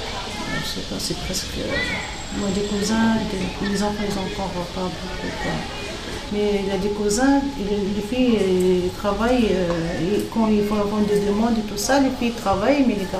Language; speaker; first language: French; non-native, learner; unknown